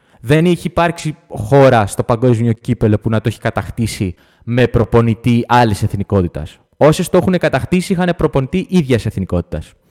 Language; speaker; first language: Greek; native; Greek